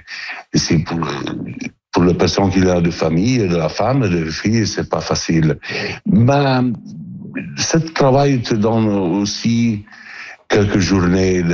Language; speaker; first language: French; non-native, learner; Italian